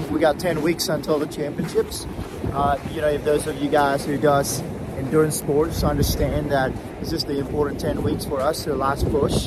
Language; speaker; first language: English; non-native, fluent; Indonesian